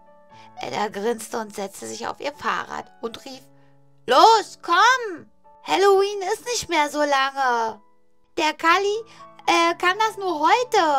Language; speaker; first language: German; native; German